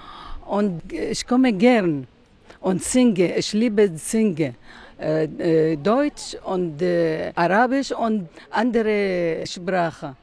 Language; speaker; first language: German; non-native, learner; Arabic